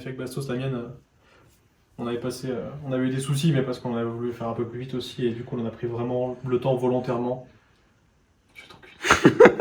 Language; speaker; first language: French; native; French